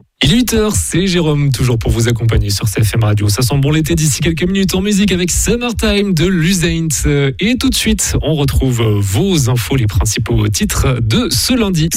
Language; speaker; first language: French; native; French